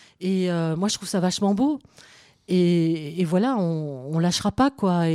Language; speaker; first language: French; native; French